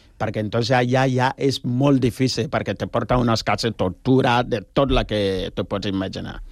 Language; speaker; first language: Catalan; non-native, fluent; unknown